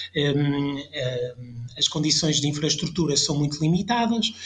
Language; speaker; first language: Portuguese; early bilingual, other home language; French